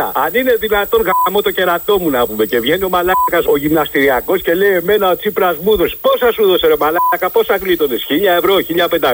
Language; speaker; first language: Greek; native; Greek